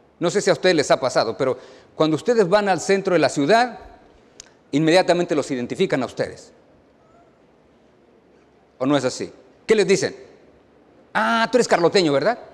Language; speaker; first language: Spanish; native; Spanish